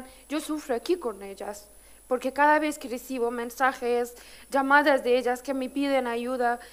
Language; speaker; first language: Spanish; non-native, fluent; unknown